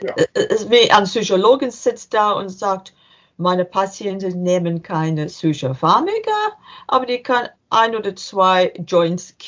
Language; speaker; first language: German; non-native, learner; English